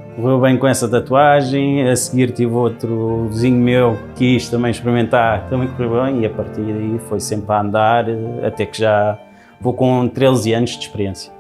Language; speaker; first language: Portuguese; native; Portuguese